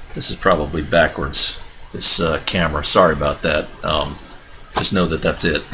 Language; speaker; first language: English; native; English